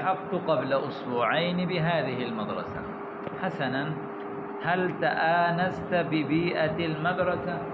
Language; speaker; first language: Arabic; non-native, fluent; Urdu